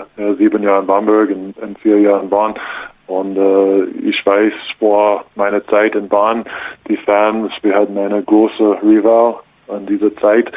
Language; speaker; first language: German; non-native, learner; English